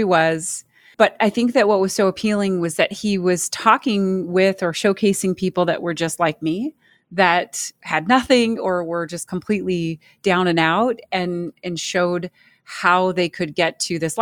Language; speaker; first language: English; native; English